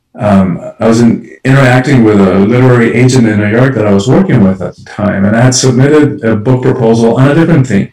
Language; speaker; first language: English; early bilingual, other home language; Spanish